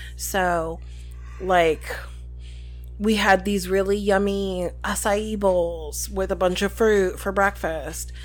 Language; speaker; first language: English; early bilingual, other home language; Spanish